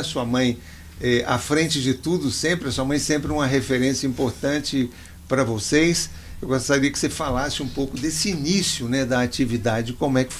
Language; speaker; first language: Portuguese; native; Portuguese